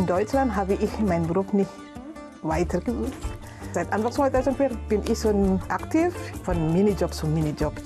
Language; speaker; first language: German; non-native, learner; Indonesian